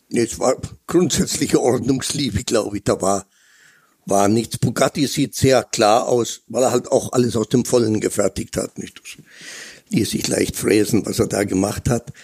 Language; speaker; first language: German; native; German